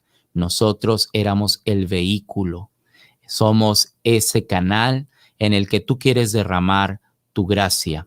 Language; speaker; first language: Spanish; native; Spanish